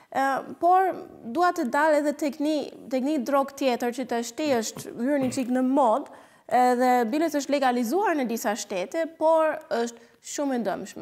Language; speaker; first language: Albanian; non-native, fluent; German